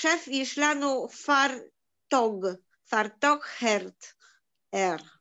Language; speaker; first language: Hebrew; non-native, learner; Polish